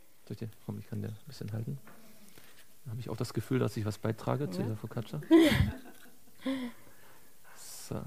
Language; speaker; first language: German; native; German